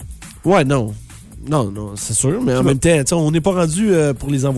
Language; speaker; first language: French; native; French